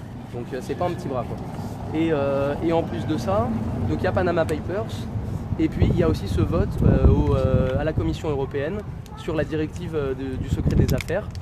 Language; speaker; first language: French; native; French